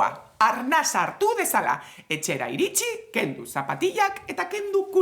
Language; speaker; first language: Basque; native; Basque